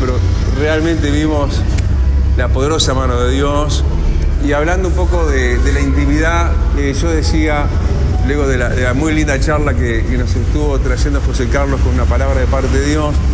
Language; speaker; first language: Spanish; native; Spanish